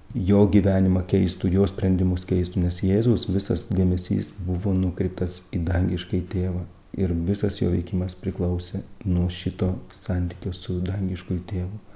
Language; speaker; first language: Lithuanian; native; Lithuanian